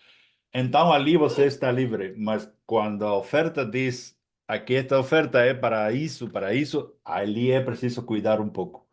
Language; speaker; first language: Portuguese; non-native, fluent; Spanish